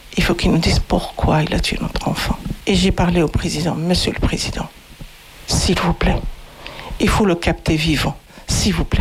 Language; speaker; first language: French; non-native, fluent; Arabic